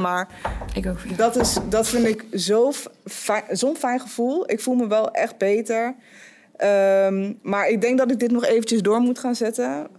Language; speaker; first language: Dutch; native; Dutch